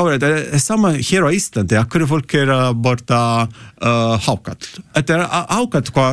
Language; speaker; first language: Icelandic; non-native, learner; Italian